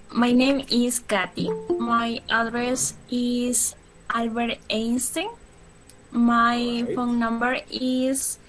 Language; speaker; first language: English; non-native, learner; Spanish